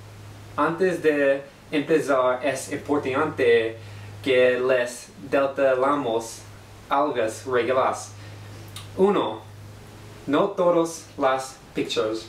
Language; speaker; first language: Spanish; non-native, learner; English